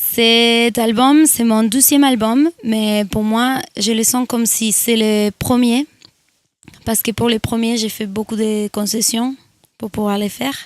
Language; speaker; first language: French; non-native, fluent; Spanish